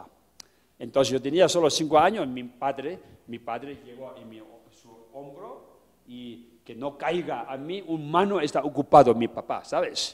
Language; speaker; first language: Spanish; non-native, fluent; Tibetan